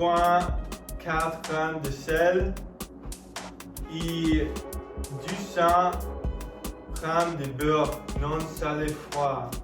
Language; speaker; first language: French; non-native, learner; English